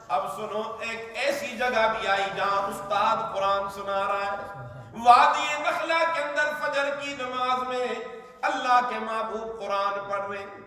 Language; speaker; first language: Urdu; non-native, local second language; Northern Hindko